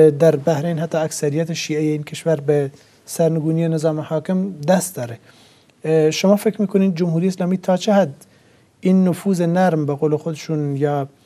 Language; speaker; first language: Persian; non-native, local second language; Central Kurdish